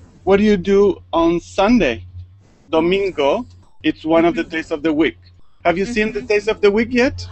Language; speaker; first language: English; non-native, fluent; Spanish